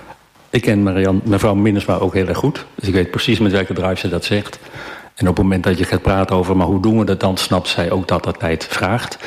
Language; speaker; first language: Dutch; native; Dutch